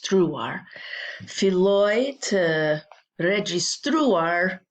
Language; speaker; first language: Albanian; non-native, learner; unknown